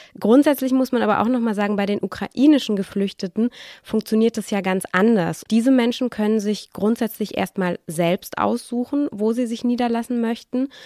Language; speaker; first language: German; native; German